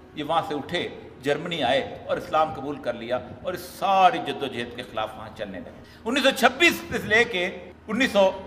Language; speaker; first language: Urdu; non-native, local second language; Punjabi